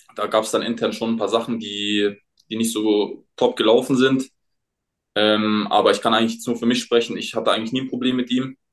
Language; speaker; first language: German; native; German